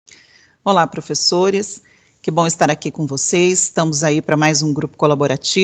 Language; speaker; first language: Portuguese; native; Portuguese